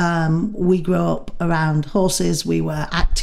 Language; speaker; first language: English; native; English